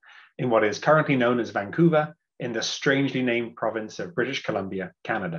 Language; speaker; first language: English; native; English